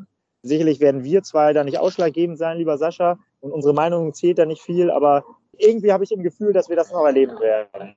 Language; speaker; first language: German; native; German